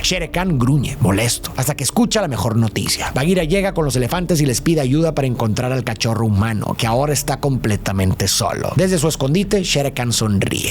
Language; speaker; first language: Spanish; native; Spanish